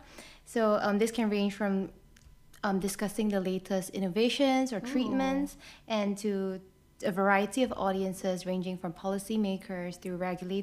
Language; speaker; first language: English; non-native, local second language; Chinese